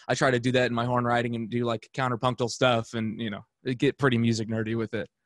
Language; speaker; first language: English; native; English